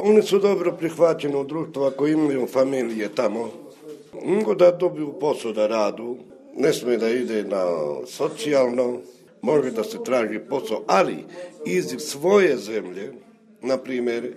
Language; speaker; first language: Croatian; non-native, local second language; Romany